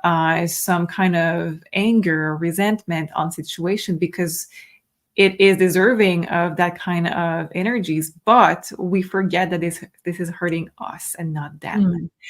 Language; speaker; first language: English; non-native, fluent; French